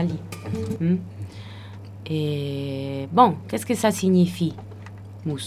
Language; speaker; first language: French; non-native, learner; Italian